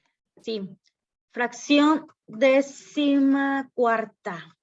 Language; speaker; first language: Spanish; native; Spanish